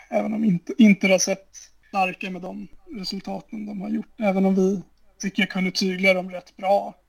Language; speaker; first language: Swedish; native; Swedish